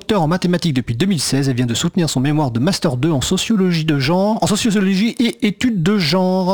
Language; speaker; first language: French; native; French